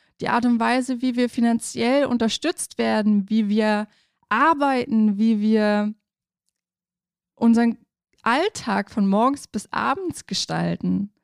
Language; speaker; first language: German; native; German